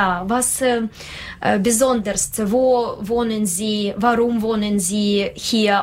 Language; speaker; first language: German; non-native, learner; Russian